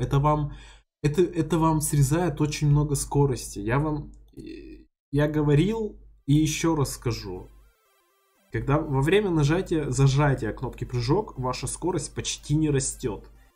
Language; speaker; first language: Russian; native; Russian